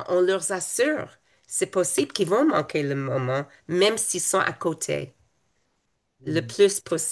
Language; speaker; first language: French; non-native, fluent; English